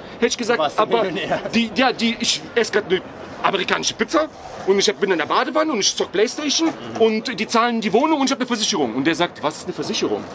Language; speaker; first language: German; early bilingual, other home language; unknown